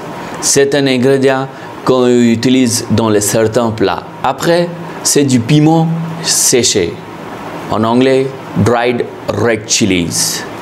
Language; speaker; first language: French; non-native, fluent; Hindi